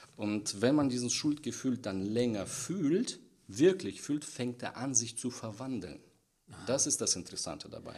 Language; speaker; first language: German; non-native, fluent; Russian